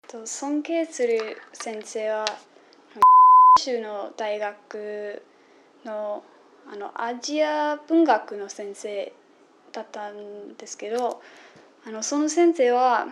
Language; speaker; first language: Japanese; non-native, fluent; English